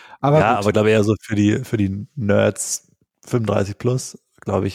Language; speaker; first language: German; native; German